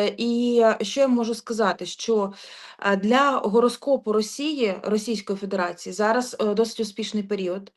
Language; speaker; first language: Ukrainian; native; Ukrainian